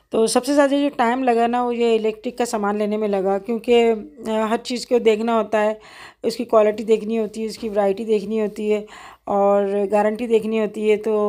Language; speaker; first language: Urdu; native; Urdu